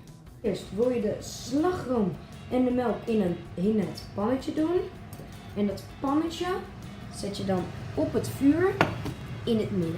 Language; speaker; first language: Dutch; native; Dutch